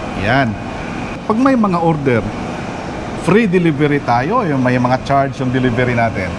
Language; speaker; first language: Filipino; non-native, local second language; Cebuano